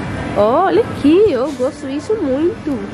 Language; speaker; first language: Portuguese; non-native, learner; Dutch